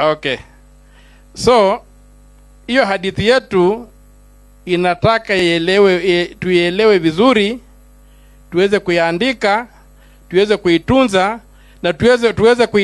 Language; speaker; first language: Swahili; non-native, local second language; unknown